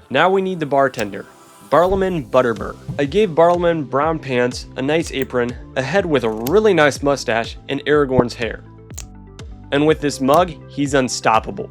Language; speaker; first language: English; native; English